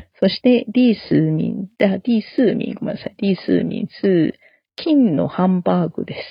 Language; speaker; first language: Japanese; non-native, fluent; Chinese